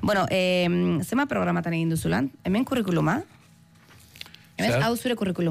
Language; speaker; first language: Basque; native; Basque